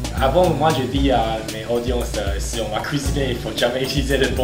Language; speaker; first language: French; non-native, fluent; Chinese